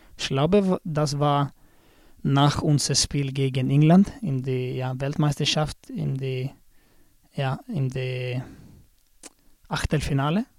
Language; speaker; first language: German; non-native, learner; Swedish